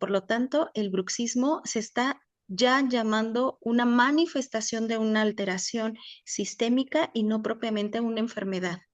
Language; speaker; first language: Spanish; native; Spanish